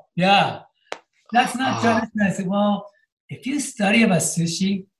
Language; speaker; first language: English; non-native, fluent; Japanese